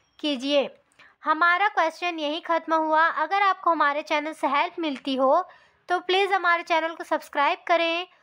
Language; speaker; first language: Hindi; native; Hindi